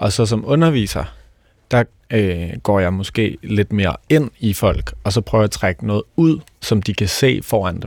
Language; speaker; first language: Danish; native; Danish